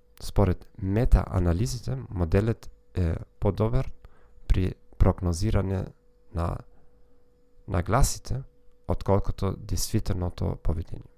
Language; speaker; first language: Macedonian; non-native, learner; German